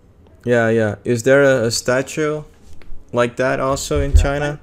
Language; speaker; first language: English; non-native, learner; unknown